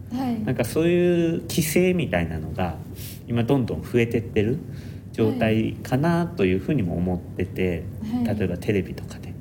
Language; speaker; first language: Japanese; native; Japanese